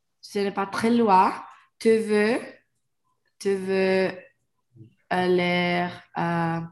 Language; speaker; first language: French; non-native, learner; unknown